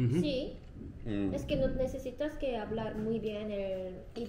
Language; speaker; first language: Spanish; non-native, fluent; Korean